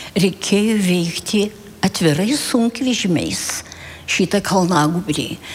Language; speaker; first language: Lithuanian; early bilingual, heritage; Lithuanian